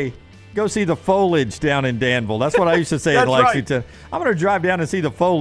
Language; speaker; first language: English; native; English